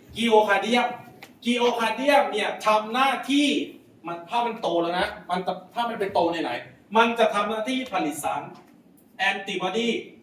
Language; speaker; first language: Thai; non-native, local second language; Lao